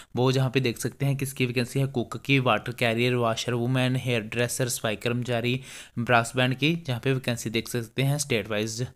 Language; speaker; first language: Hindi; native; Hindi